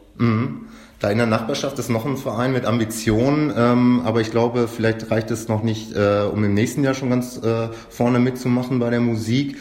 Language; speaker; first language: German; native; German